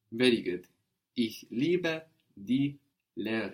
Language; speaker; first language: German; non-native, fluent; English